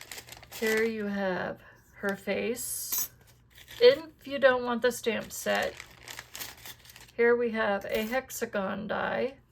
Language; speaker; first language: English; native; English